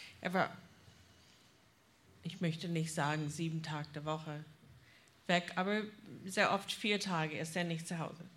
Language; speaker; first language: German; non-native, fluent; English